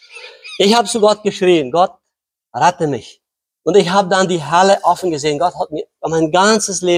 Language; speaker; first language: German; early bilingual, heritage; Low German